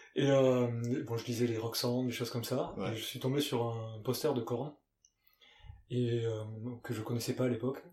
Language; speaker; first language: French; native; French